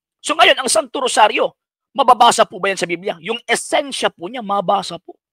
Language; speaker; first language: Filipino; non-native, local second language; Cebuano